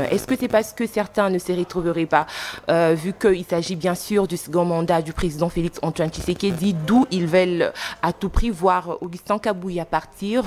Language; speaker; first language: French; non-native, local second language; Lingala